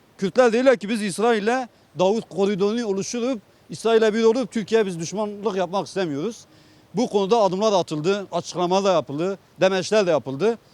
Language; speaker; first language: Turkish; non-native, local second language; Kurdish